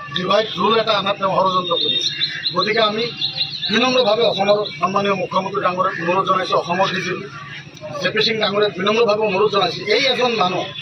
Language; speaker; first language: Assamese; non-native, local second language; Bangla